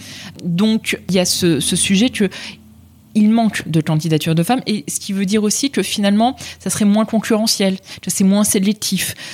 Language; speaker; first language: French; native; French